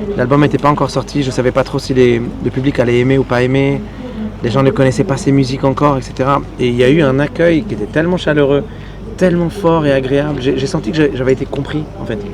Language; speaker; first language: French; early bilingual, other home language; Arabic